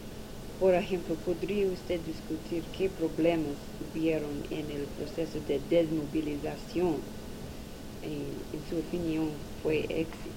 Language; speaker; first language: Spanish; non-native, learner; English